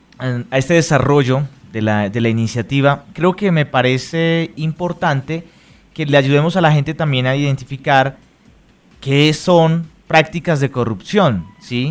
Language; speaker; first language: Spanish; native; Spanish